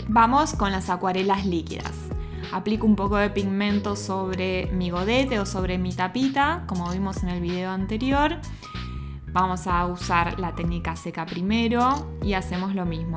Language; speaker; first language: Spanish; native; Spanish